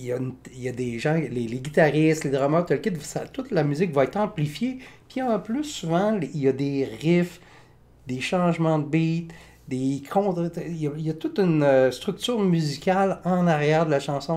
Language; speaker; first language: French; native; French